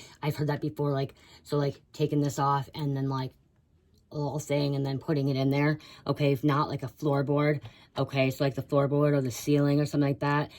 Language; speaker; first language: English; native; English